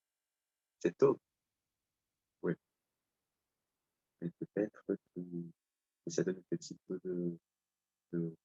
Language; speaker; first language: French; non-native, learner; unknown